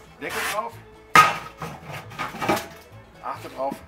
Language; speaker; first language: German; native; German